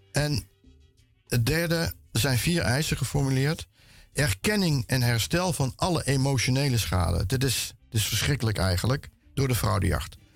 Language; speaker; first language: Dutch; native; Dutch